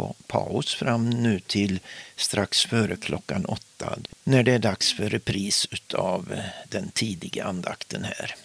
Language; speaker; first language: Swedish; native; Swedish